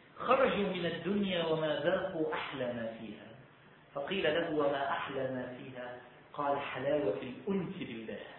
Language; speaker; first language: Arabic; native; Arabic